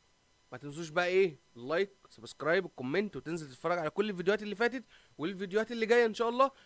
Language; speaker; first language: Arabic; native; Arabic